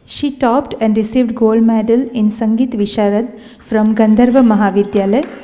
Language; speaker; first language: English; non-native, local second language; Gujarati